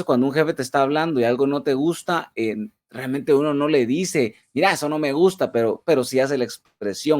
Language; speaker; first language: Spanish; native; Spanish